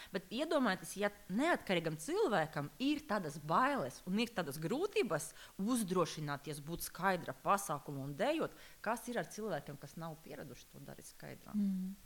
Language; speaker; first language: Latvian; non-native, local second language; Russian